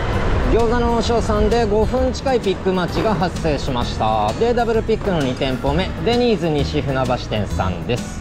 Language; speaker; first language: Japanese; native; Japanese